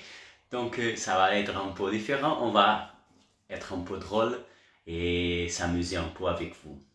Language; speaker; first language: French; non-native, learner; Portuguese